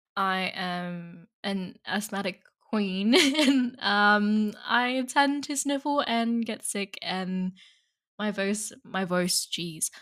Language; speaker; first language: English; non-native, local second language; Vietnamese